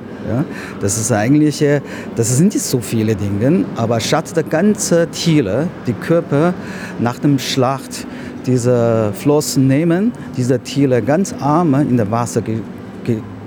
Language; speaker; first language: German; non-native, learner; Chinese